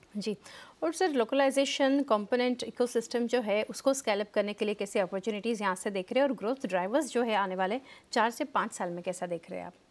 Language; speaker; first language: Hindi; non-native, local second language; Gujarati